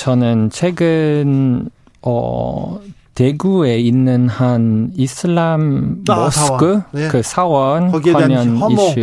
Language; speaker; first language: Korean; non-native, fluent; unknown